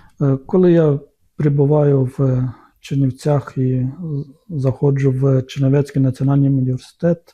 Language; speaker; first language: Ukrainian; non-native, local second language; Romanian